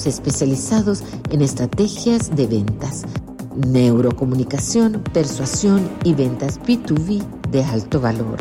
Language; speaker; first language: Spanish; native; Spanish